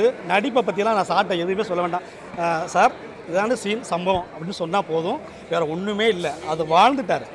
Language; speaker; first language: Tamil; native; Tamil